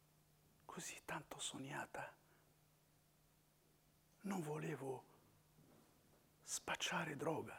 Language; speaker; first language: Italian; non-native, fluent; Arabic